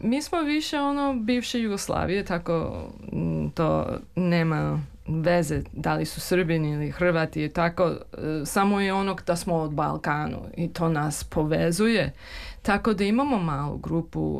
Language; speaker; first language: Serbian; early bilingual, heritage; Serbian